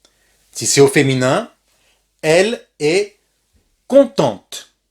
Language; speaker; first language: French; non-native, fluent; Spanish